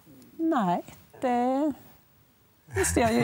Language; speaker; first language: Swedish; native; Swedish